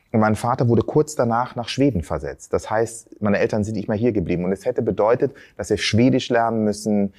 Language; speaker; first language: German; early bilingual, other home language; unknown